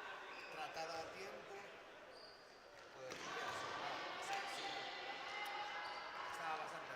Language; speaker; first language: Spanish; native; Spanish